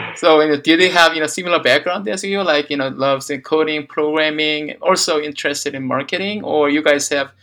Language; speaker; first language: English; non-native, fluent; Korean